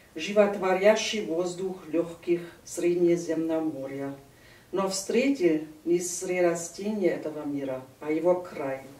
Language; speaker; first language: Russian; non-native, fluent; German